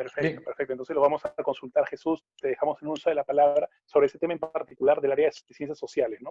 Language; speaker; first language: Spanish; native; Spanish